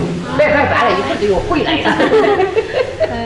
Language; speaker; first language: Chinese; native; Chinese